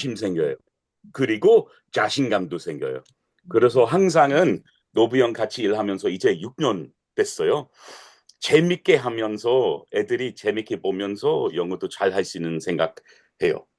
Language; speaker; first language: Korean; non-native, learner; English